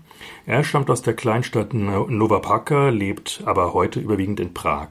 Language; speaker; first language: German; native; German